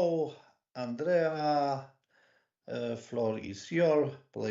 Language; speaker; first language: English; non-native, learner; Polish